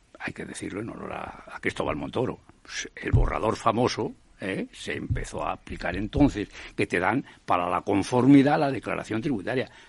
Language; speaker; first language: Spanish; native; Spanish